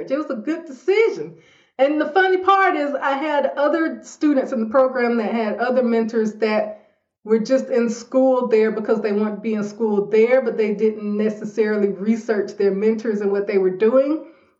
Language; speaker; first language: English; native; English